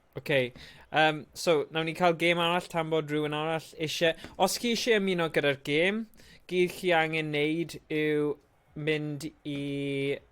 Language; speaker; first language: Welsh; native; Welsh